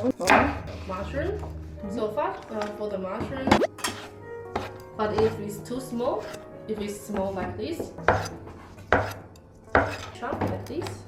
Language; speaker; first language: English; non-native, fluent; Chinese